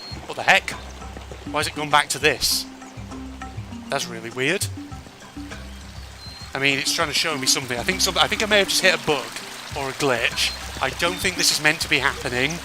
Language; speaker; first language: English; native; English